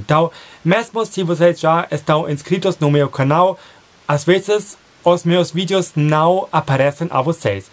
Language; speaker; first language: Portuguese; non-native, fluent; German